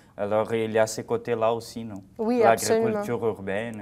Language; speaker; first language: French; non-native, fluent; Portuguese